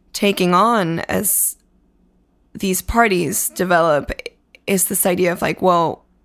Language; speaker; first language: English; early bilingual, other home language; Spanish